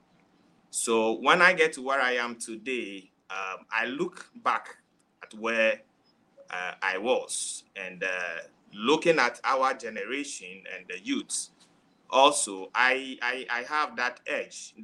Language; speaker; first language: English; non-native, local second language; Ewe